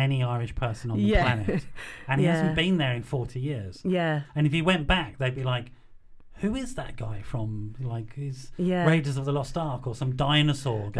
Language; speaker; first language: English; native; English